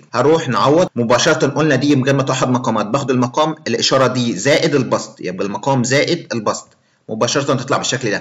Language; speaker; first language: Arabic; native; Arabic